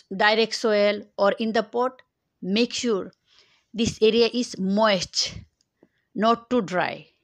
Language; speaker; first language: English; non-native, local second language; Bangla